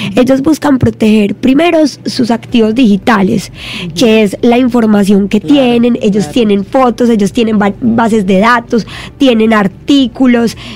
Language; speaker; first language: Spanish; native; Spanish